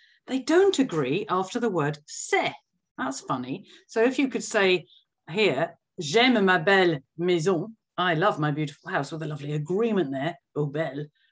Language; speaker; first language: English; native; English